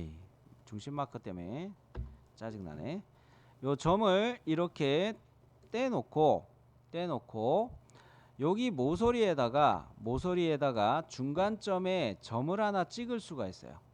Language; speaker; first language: Korean; native; Korean